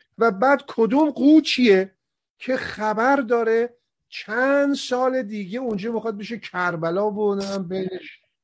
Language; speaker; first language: Persian; native; Persian